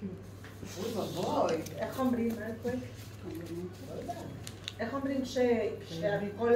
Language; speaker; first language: Hebrew; non-native, learner; Spanish